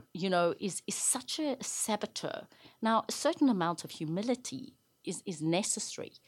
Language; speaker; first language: English; native; English